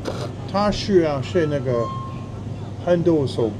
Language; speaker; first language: Chinese; non-native, fluent; English